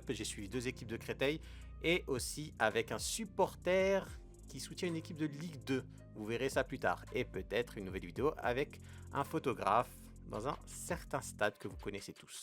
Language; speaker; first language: French; native; French